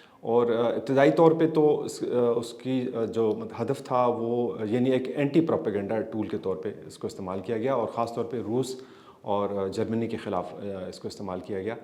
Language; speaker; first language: Urdu; native; Urdu